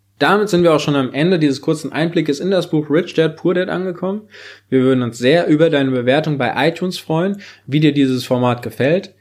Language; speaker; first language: German; native; German